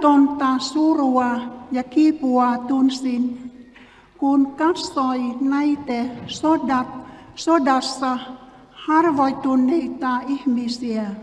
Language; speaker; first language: Finnish; non-native, learner; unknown